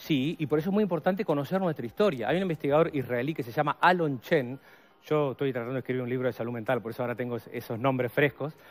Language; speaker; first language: Spanish; native; Spanish